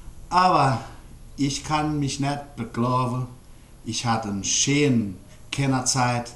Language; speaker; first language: German; early bilingual, heritage; German